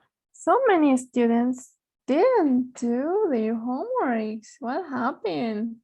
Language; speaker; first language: English; non-native, fluent; Spanish